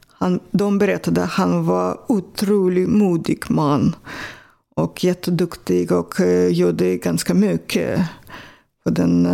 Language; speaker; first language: Swedish; non-native, fluent; Russian